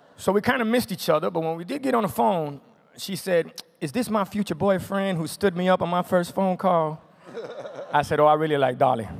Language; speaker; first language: English; native; English